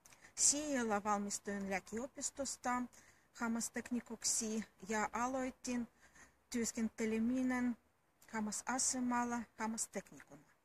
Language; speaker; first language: Finnish; non-native, learner; Russian